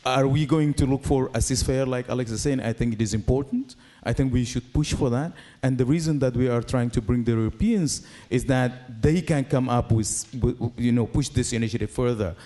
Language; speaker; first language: English; non-native, fluent; Arabic